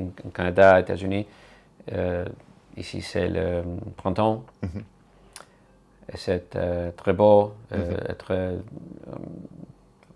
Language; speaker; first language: French; non-native, learner; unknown